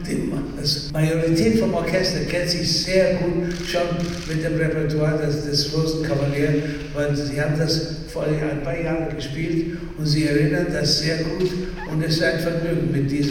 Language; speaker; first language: German; non-native, fluent; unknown